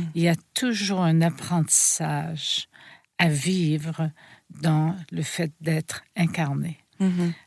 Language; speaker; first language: French; native; French